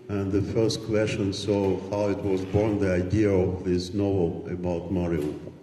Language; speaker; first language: English; non-native, fluent; Ukrainian